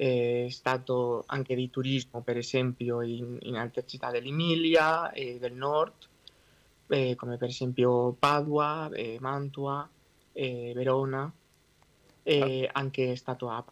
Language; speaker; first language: Italian; non-native, fluent; Spanish